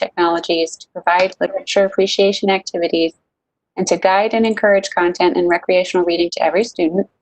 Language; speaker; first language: English; native; English